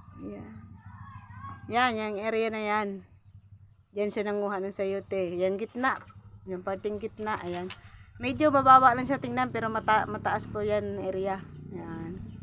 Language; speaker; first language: Filipino; non-native, local second language; Cebuano